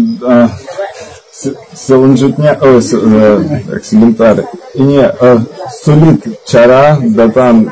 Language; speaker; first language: Indonesian; non-native, learner; Russian